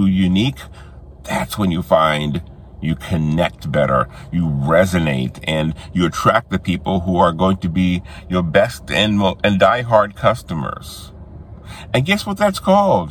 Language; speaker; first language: English; native; English